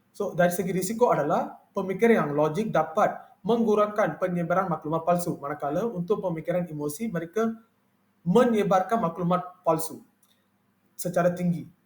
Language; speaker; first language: Malay; non-native, local second language; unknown